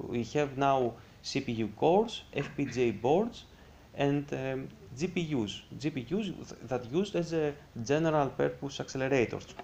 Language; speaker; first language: English; non-native, fluent; Greek